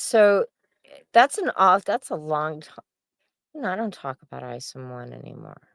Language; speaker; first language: English; native; English